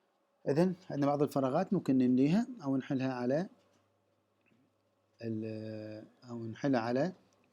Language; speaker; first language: Arabic; native; Arabic